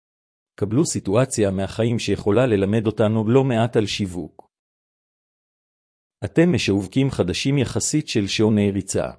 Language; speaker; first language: Hebrew; native; Hebrew